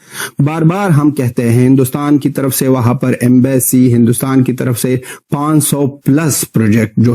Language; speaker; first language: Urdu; non-native, fluent; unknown